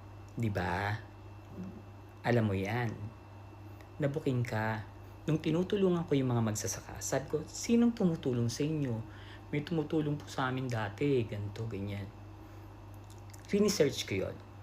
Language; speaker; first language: Filipino; native; Filipino